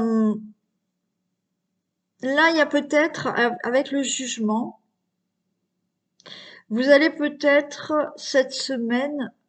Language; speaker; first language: French; native; French